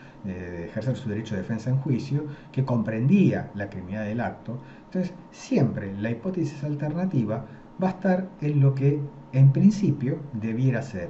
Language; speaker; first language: Spanish; native; Spanish